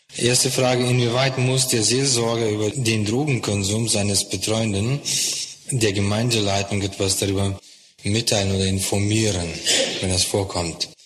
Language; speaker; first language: German; non-native, fluent; Russian